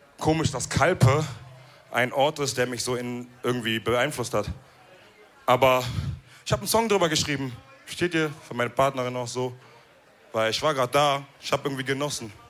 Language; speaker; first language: German; early bilingual, other home language; Wolof